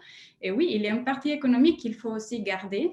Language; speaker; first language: French; non-native, fluent; Spanish